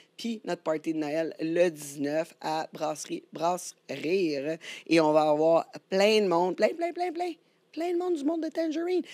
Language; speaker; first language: French; native; French